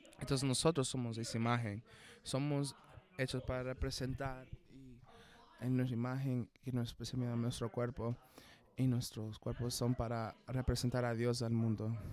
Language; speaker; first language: Spanish; non-native, fluent; English